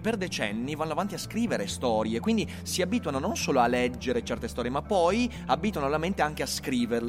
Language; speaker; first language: Italian; native; Italian